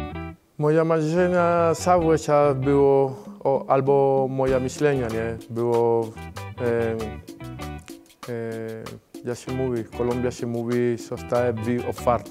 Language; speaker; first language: Polish; non-native, fluent; Spanish